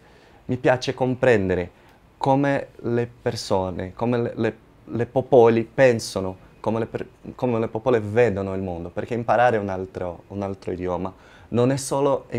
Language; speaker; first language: Italian; non-native, learner; Portuguese